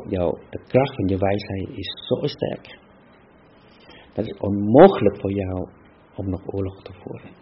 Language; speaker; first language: Dutch; non-native, fluent; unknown